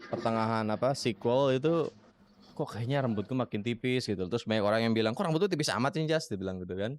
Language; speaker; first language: Indonesian; native; Indonesian